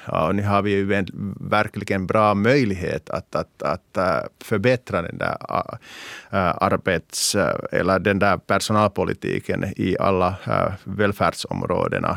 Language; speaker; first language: Swedish; non-native, local second language; Finnish